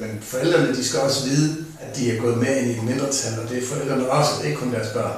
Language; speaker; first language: Danish; native; Danish